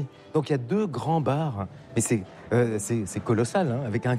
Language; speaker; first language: French; native; French